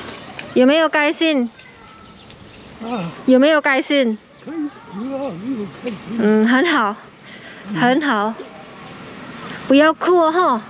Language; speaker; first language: Chinese; non-native, learner; Javanese